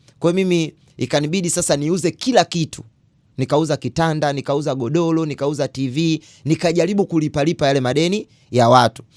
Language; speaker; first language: Swahili; native; Swahili